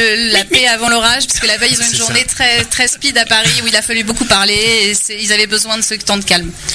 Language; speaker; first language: French; native; French